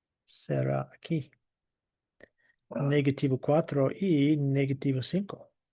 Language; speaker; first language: Spanish; non-native, fluent; English